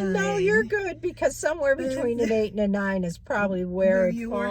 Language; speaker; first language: English; native; English